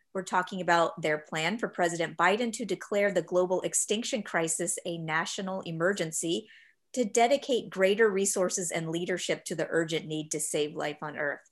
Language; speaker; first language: English; native; English